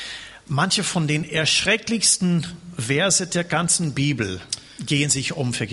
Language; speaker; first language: German; non-native, fluent; English